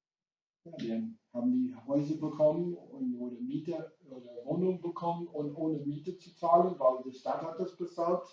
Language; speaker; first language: German; non-native, fluent; English